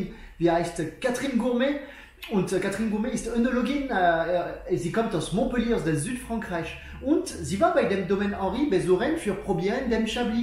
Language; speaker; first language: German; non-native, learner; French